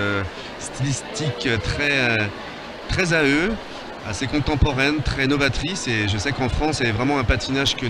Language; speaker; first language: French; native; French